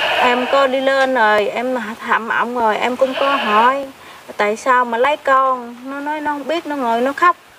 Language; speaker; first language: Vietnamese; non-native, local second language; Khmer